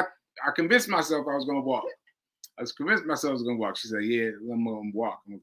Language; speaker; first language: English; native; English